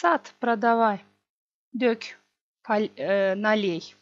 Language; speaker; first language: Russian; non-native, local second language; Gagauz